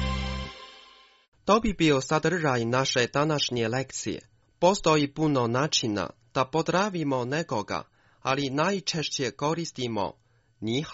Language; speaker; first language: Croatian; non-native, fluent; Chinese